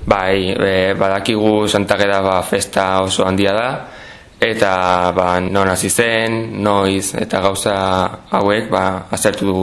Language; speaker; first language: Basque; non-native, local second language; Spanish